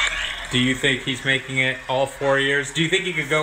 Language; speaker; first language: English; native; English